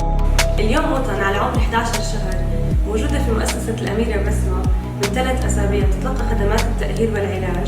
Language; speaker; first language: Arabic; native; Arabic